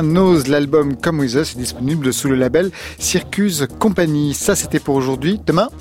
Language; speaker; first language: French; native; French